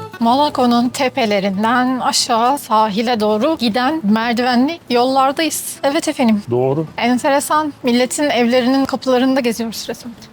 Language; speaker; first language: Turkish; native; Turkish